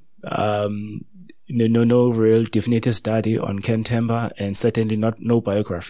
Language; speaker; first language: English; non-native, local second language; Xhosa